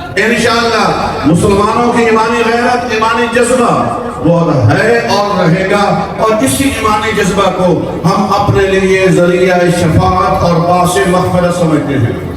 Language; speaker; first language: Urdu; non-native, local second language; Punjabi